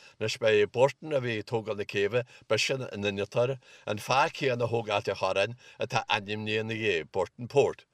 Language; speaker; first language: Irish; native; Irish